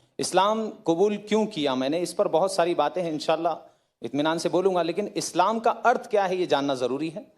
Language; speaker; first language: Hindi; native; Hindi